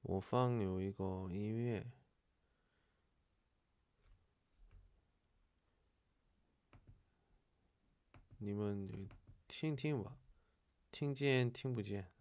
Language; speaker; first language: Chinese; non-native, learner; Korean